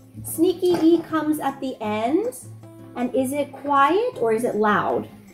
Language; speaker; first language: English; early bilingual, other home language; Japanese